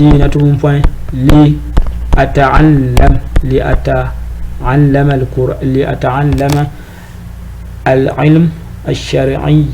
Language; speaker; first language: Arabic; non-native, fluent; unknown